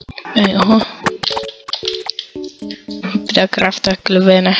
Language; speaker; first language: Finnish; native; Finnish